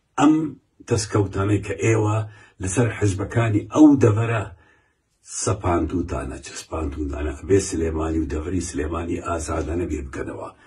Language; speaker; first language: Central Kurdish; non-native, local second language; Kurdish